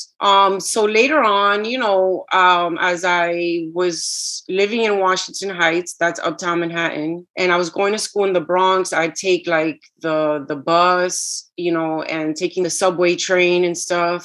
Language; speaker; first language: English; early bilingual, other home language; Spanish